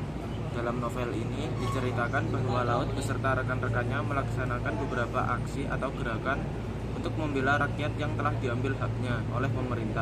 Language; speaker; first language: Indonesian; native; Indonesian